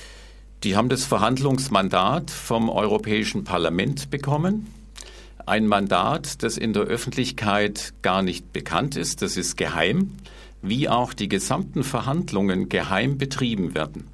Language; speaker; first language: German; native; German